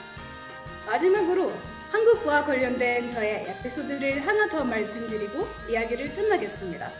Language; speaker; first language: Korean; non-native, fluent; Arabic